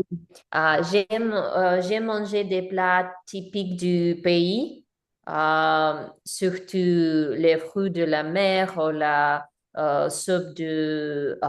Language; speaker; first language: French; non-native, learner; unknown